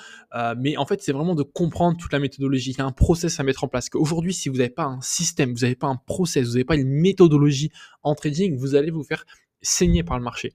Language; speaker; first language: French; native; French